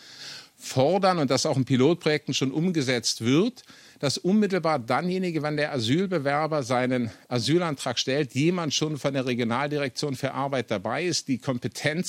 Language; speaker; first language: German; native; German